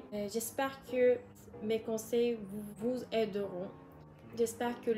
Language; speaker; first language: French; non-native, learner; Turkish